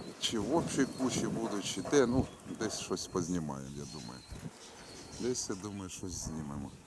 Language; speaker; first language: Ukrainian; non-native, local second language; Russian